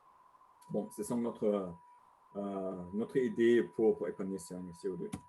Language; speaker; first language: French; non-native, learner; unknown